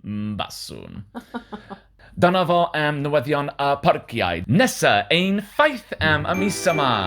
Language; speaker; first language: Welsh; non-native, learner; English